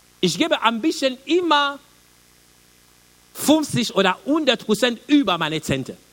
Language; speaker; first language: German; non-native, learner; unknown